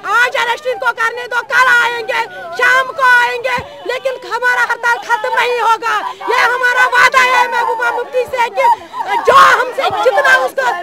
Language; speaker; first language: Hindi; non-native, local second language; Kashmiri